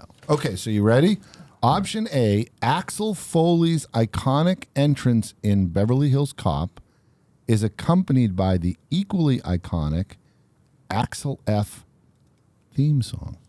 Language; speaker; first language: English; native; English